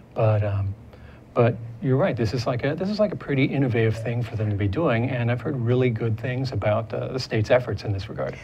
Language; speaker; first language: English; native; English